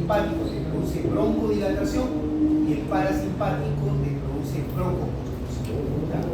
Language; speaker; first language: Spanish; native; Spanish